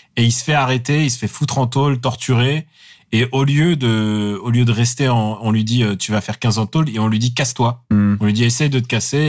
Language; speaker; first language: French; non-native, fluent; Russian